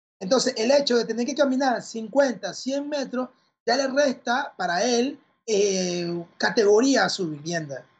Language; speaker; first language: Spanish; native; Spanish